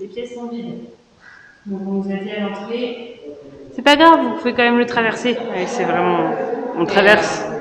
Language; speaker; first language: French; native; French